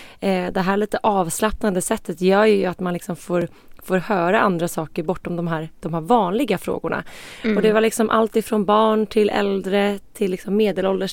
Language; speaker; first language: Swedish; native; Swedish